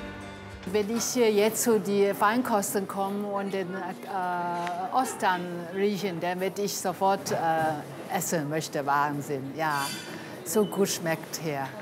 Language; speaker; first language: German; non-native, learner; Chinese